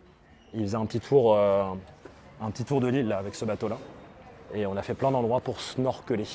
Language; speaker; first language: French; native; French